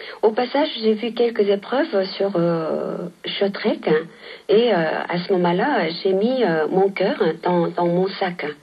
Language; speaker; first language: French; non-native, fluent; Korean